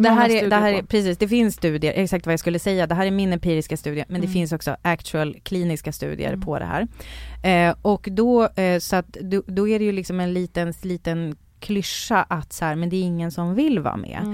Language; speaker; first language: Swedish; native; Swedish